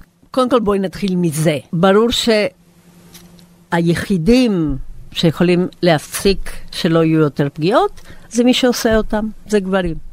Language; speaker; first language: Hebrew; non-native, fluent; Spanish